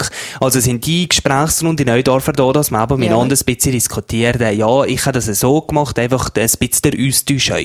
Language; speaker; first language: German; native; German